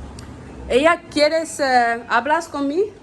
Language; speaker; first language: Spanish; non-native, learner; French